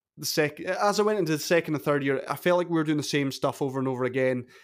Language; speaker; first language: English; native; English